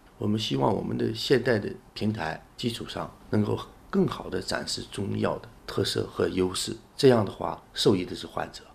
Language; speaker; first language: Chinese; native; Chinese